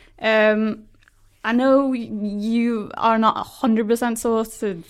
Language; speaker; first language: English; non-native, fluent; Norwegian